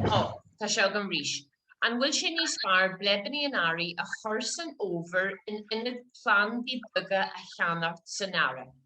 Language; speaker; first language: Irish; native; Irish